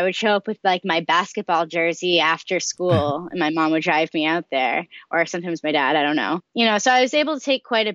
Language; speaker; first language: English; native; English